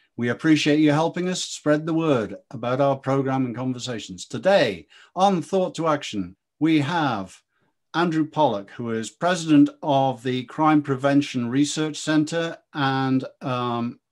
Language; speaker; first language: English; native; English